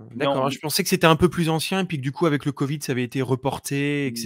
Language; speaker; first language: French; native; French